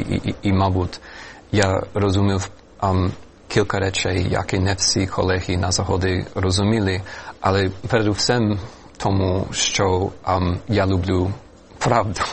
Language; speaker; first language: Ukrainian; non-native, fluent; English